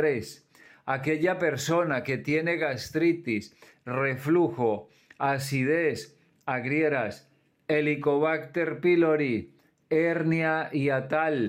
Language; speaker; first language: Spanish; native; Spanish